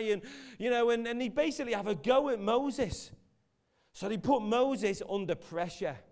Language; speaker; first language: English; native; English